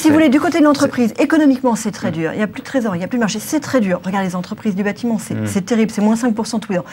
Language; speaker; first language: French; native; French